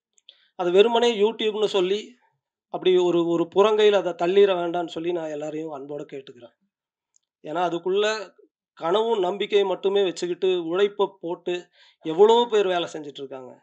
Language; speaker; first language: Tamil; native; Tamil